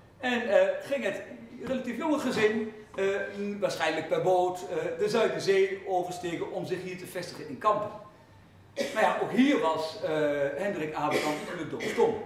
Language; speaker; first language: Dutch; native; Dutch